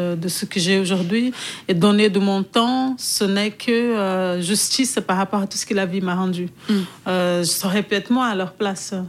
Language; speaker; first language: French; non-native, fluent; Portuguese